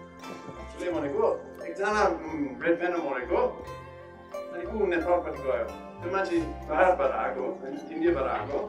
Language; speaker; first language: Nepali; non-native, learner; English